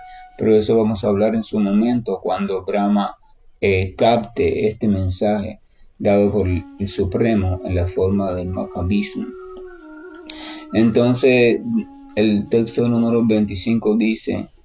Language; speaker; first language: Spanish; native; Spanish